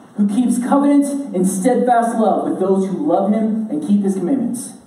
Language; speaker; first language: English; native; English